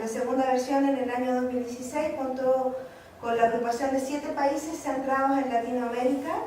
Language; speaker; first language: Spanish; native; Spanish